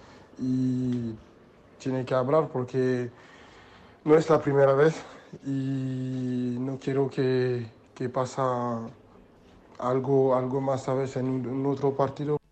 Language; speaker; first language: Spanish; non-native, learner; French